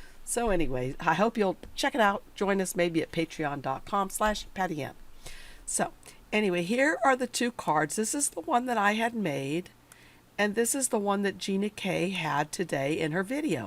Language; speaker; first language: English; native; English